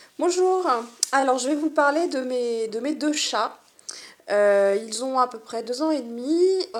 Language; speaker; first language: French; native; French